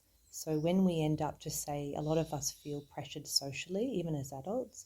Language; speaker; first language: English; native; English